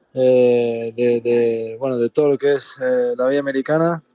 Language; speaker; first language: Spanish; native; Spanish